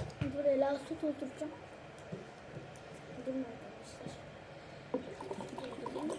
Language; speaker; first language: Turkish; early bilingual, other home language; Persian